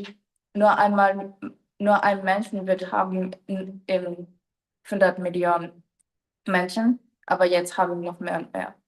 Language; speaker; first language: German; non-native, fluent; Japanese